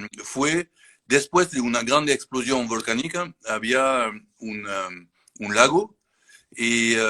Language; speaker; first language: Spanish; non-native, learner; French